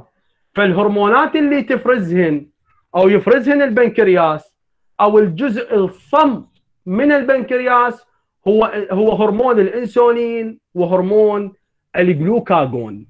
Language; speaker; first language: Arabic; native; Arabic